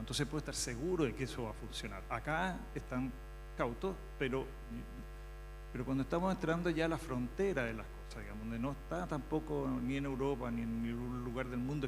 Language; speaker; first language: Spanish; native; Spanish